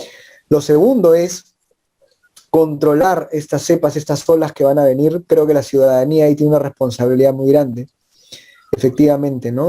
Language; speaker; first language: Spanish; native; Spanish